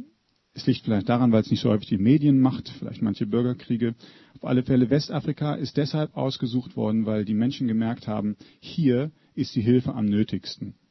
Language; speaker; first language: German; native; German